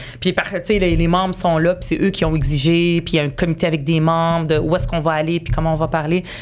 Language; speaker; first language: French; early bilingual, other home language; Arabic